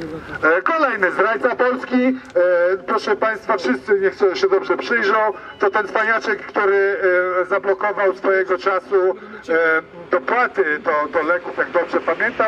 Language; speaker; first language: Polish; native; Polish